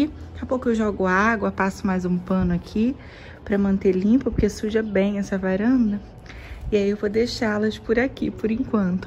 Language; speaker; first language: Portuguese; native; Portuguese